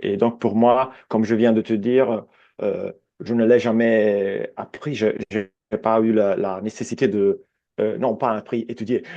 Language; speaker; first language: French; non-native, fluent; Italian